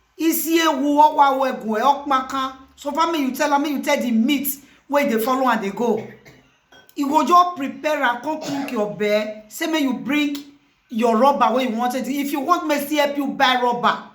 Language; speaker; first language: Nigerian Pidgin; non-native, local second language; Bini